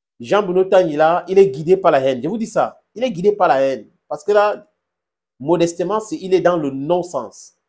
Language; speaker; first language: French; non-native, local second language; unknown